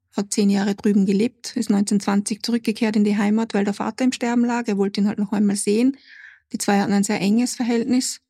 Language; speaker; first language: German; native; German